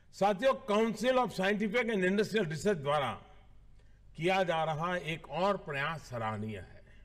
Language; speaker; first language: Hindi; native; Hindi